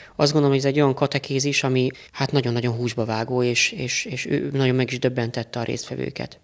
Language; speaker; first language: Hungarian; native; Hungarian